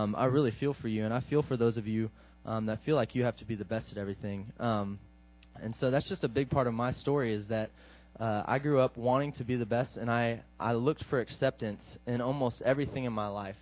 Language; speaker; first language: English; native; English